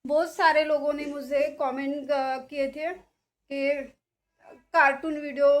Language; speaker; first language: Hindi; non-native, local second language; Marathi